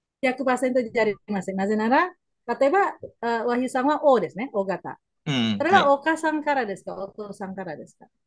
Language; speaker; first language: Japanese; non-native, learner; Indonesian